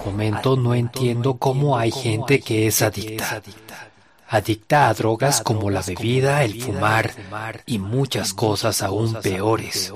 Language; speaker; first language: Spanish; native; Spanish